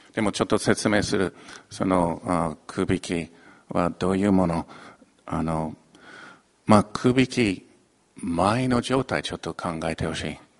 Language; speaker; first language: Japanese; non-native, fluent; English